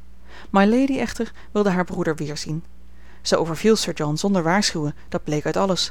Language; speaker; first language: Dutch; native; Dutch